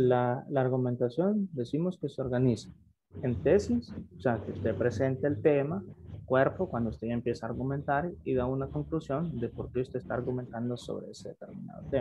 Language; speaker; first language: Spanish; native; Spanish